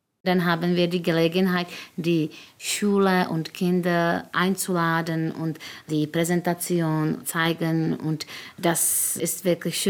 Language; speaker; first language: German; non-native, fluent; Czech